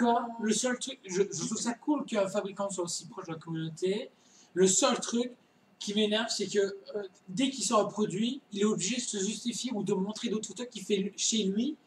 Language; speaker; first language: French; native; French